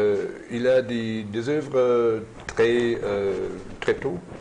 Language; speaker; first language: French; non-native, learner; German